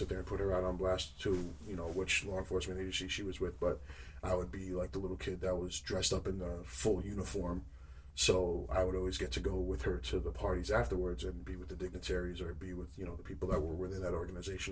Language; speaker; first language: English; native; English